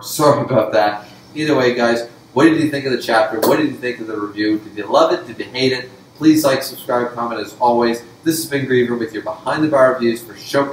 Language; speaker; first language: English; native; English